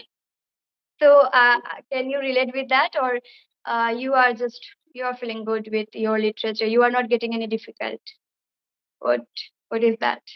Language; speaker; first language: English; non-native, fluent; Bangla